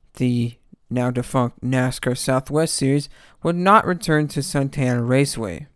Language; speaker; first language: English; native; English